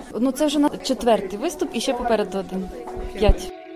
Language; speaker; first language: Ukrainian; native; Ukrainian